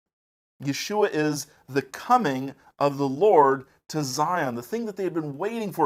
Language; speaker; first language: English; native; English